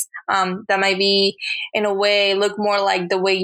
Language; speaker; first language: English; early bilingual, other home language; Spanish